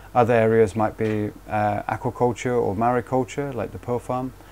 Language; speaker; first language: English; native; English